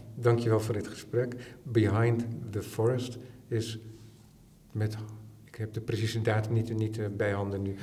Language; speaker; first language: Dutch; native; Dutch